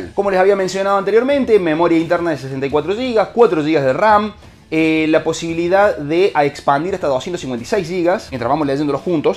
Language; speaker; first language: Spanish; native; Spanish